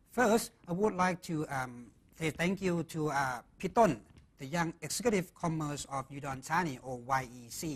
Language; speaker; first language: English; non-native, fluent; Thai